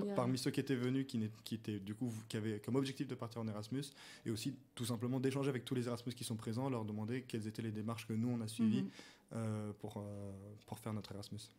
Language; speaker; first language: French; native; French